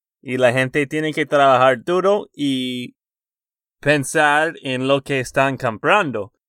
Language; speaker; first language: Spanish; non-native, fluent; English